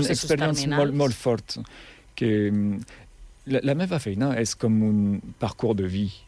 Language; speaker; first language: Catalan; non-native, learner; French